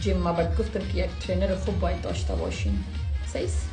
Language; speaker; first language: Persian; non-native, local second language; Pashto